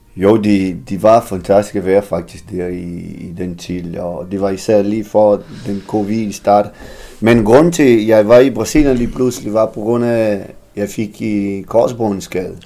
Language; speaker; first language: Danish; non-native, fluent; Portuguese